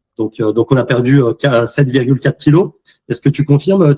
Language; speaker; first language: French; native; French